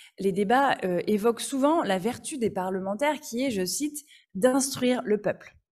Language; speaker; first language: French; native; French